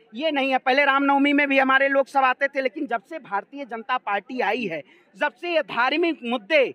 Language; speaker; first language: Hindi; native; Hindi